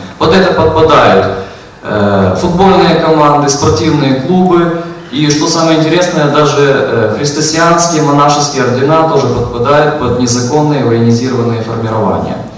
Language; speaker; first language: Russian; non-native, local second language; Ukrainian